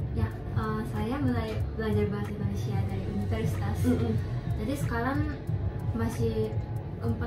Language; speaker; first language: Indonesian; non-native, fluent; Japanese